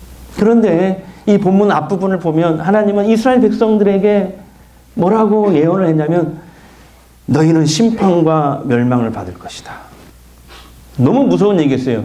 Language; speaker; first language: Korean; native; Korean